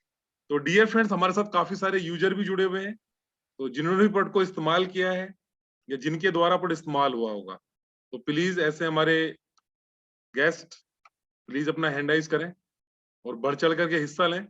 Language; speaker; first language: Hindi; native; Hindi